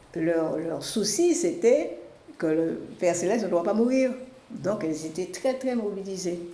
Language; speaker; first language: French; native; French